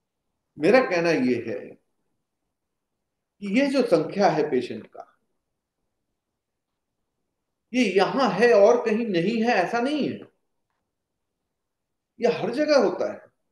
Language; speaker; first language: Hindi; native; Hindi